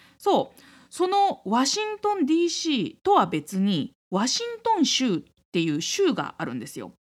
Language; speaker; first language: Japanese; native; Japanese